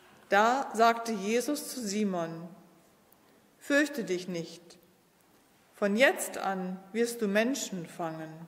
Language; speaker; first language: German; native; German